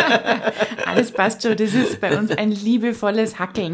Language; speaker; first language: German; native; German